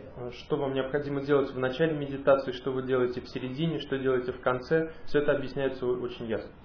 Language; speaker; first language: Russian; native; Russian